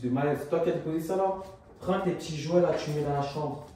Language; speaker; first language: French; native; French